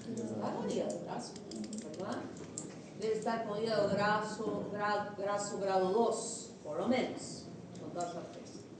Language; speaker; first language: Spanish; native; Spanish